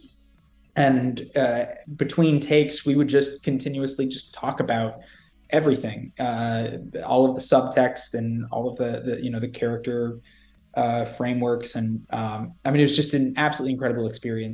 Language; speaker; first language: English; native; English